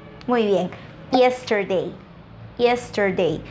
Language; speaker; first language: English; non-native, fluent; Spanish